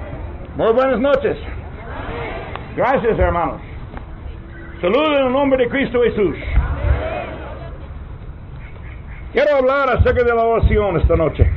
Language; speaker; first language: Spanish; non-native, fluent; English